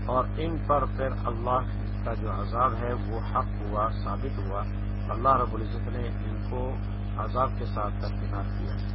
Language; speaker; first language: Urdu; non-native, local second language; Pashto